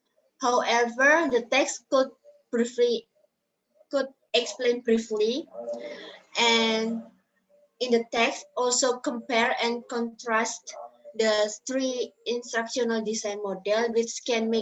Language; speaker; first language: English; non-native, learner; Indonesian